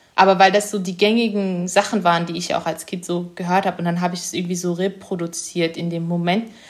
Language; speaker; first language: German; early bilingual, other home language; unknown